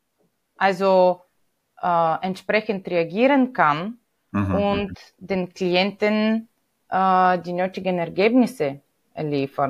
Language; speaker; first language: German; non-native, fluent; Bulgarian